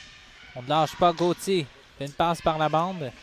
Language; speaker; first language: French; native; French